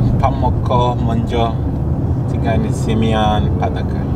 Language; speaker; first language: Korean; non-native, learner; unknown